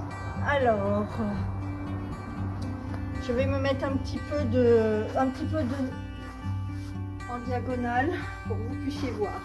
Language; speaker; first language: French; native; French